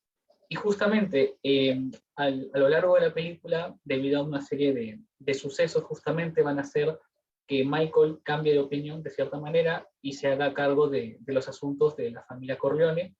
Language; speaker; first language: Spanish; native; Spanish